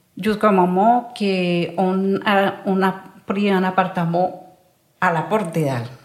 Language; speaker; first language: French; non-native, learner; Spanish